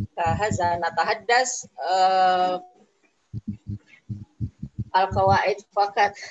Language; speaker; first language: Arabic; non-native, learner; Indonesian